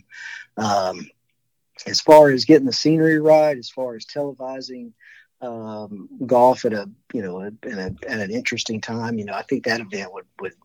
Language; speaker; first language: English; native; English